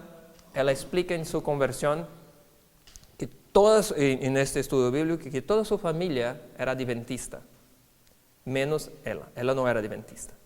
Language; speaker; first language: Spanish; non-native, fluent; Portuguese